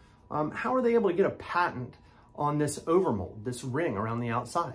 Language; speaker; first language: English; native; English